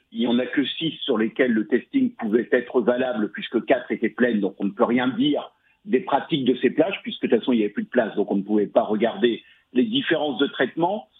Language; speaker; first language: French; native; French